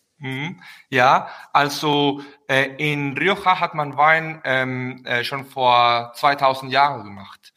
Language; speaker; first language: German; early bilingual, heritage; Spanish